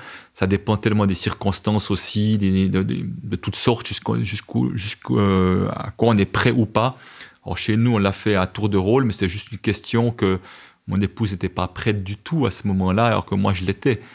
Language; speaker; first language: French; native; French